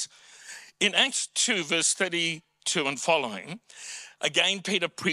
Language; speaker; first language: English; native; English